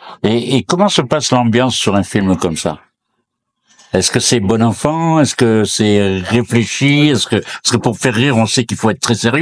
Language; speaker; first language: French; native; French